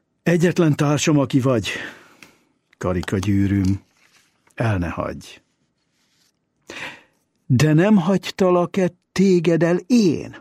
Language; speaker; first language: Hungarian; native; Hungarian